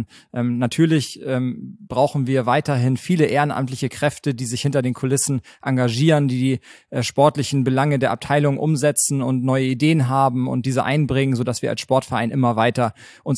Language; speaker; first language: German; native; German